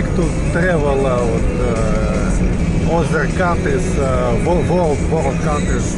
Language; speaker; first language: English; non-native, learner; Russian